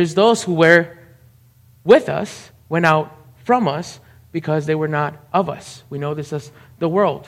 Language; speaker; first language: English; non-native, fluent; Spanish